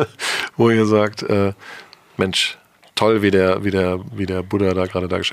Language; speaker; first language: German; native; German